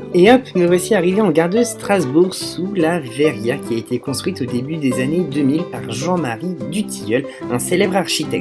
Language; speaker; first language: French; native; French